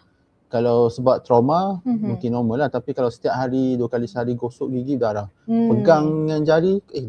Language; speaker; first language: Malay; native; Malay